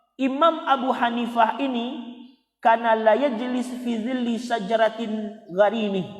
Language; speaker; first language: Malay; non-native, local second language; Minangkabau